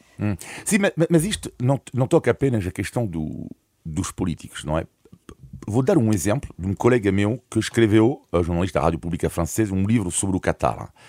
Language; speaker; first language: Portuguese; non-native, fluent; French